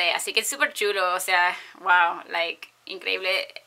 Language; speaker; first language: Spanish; early bilingual, heritage; Spanish